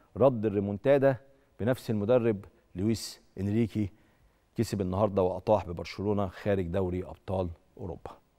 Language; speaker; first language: Arabic; native; Arabic